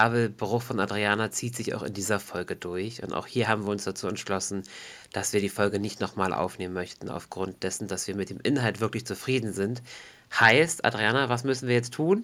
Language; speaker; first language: German; native; German